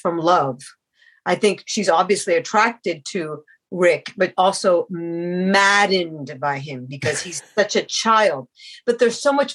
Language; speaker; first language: English; native; English